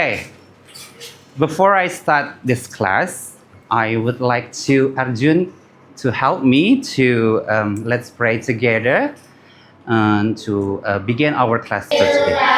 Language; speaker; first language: English; non-native, learner; Indonesian